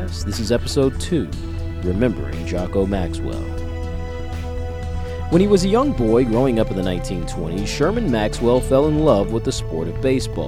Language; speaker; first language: English; native; English